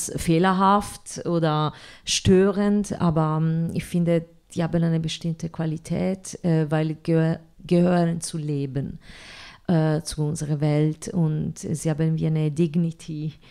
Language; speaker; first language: German; non-native, fluent; Italian